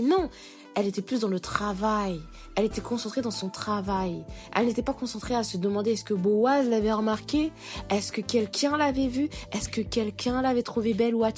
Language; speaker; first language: French; native; French